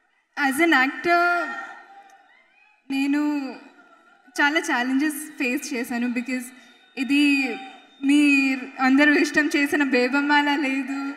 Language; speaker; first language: Telugu; non-native, fluent; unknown